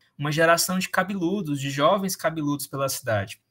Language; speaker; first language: Portuguese; native; Portuguese